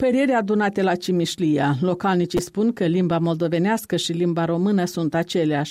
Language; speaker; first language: Romanian; native; Romanian